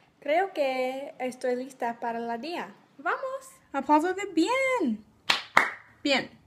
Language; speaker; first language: Spanish; non-native, learner; English